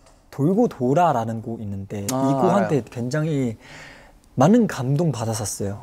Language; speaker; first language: Korean; non-native, fluent; Chinese